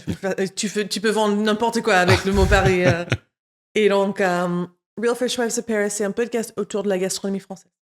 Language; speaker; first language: French; non-native, fluent; English